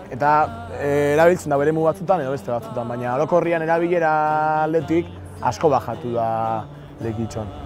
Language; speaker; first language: Basque; native; Basque